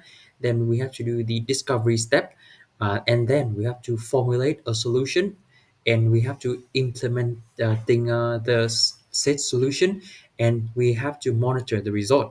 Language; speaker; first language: English; non-native, learner; Vietnamese